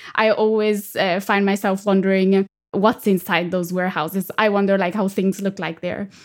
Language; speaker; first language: English; non-native, fluent; Italian